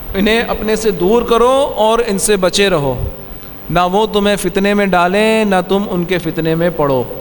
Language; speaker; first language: Urdu; native; Urdu